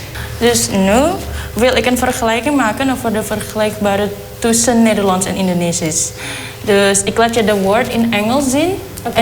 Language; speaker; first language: Dutch; non-native, learner; Indonesian